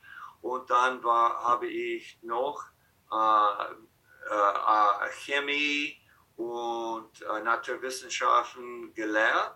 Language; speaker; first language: German; non-native, fluent; English